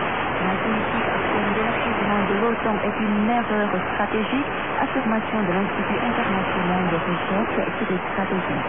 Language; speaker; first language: French; non-native, fluent; Vietnamese